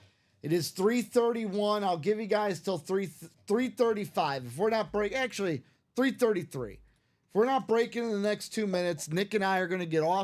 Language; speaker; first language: English; native; English